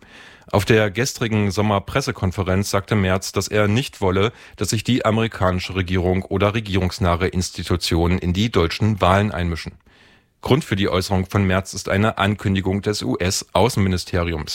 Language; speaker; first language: German; native; German